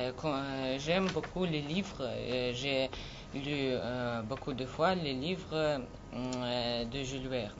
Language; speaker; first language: French; non-native, learner; Russian